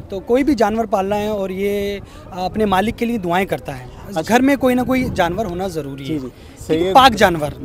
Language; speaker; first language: Hindi; native; Hindi